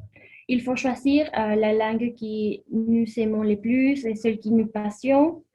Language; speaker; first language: French; non-native, learner; Spanish